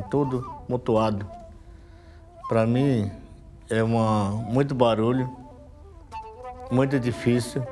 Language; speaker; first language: Portuguese; non-native, local second language; Yanomámi